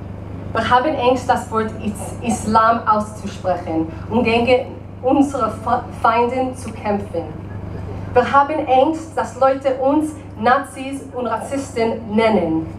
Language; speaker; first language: German; non-native, learner; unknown